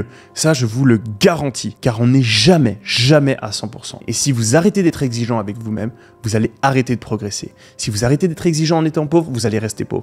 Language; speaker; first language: French; native; French